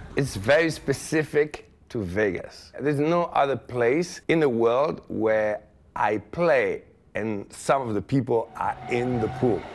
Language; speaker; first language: English; non-native, fluent; French